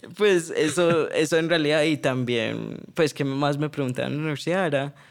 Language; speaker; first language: Spanish; early bilingual, heritage; Spanish